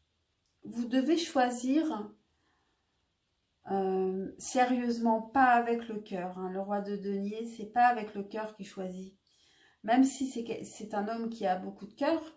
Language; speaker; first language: French; native; French